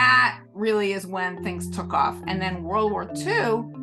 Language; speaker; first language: English; native; English